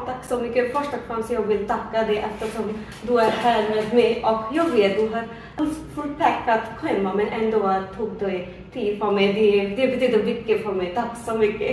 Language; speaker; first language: Swedish; non-native, learner; Hindi